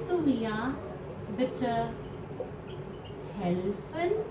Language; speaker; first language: German; non-native, fluent; Hindi